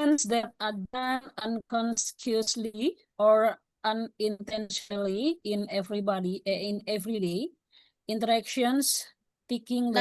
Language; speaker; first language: English; non-native, learner; Indonesian